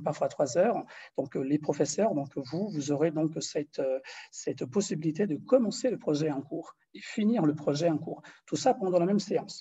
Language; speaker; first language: French; non-native, fluent; Portuguese